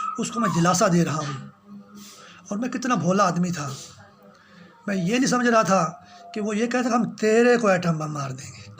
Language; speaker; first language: Urdu; non-native, local second language; Punjabi